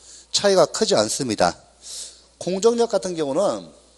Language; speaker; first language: Korean; native; Korean